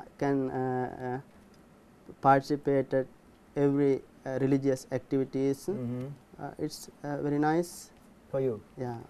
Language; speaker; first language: English; non-native, learner; Sinhala